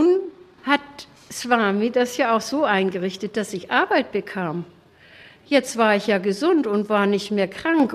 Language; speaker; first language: German; native; German